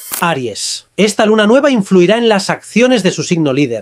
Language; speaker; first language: Spanish; native; Spanish